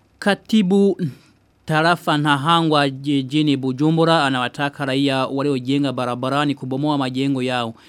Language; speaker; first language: Swahili; non-native, local second language; Rundi